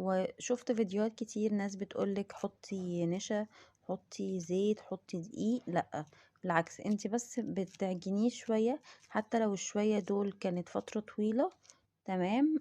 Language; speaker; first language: Arabic; native; Arabic